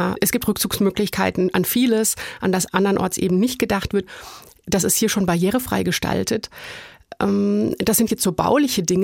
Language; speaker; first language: German; native; German